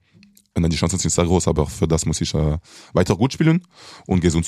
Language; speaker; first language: German; non-native, local second language; French